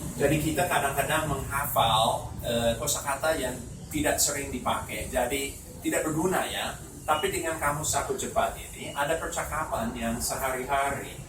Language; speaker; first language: Indonesian; non-native, fluent; English